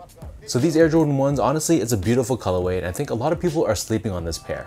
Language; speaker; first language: English; native; English